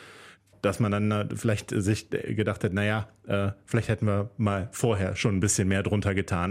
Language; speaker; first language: German; native; German